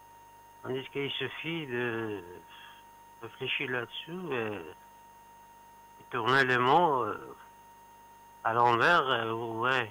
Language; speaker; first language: French; non-native, fluent; Persian